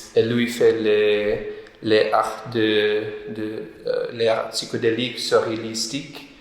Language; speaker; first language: French; non-native, learner; English